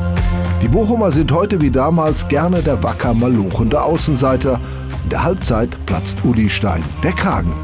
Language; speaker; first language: German; native; German